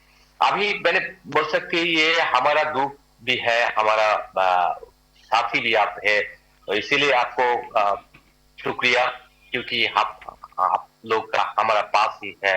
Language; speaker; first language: Hindi; non-native, learner; Bangla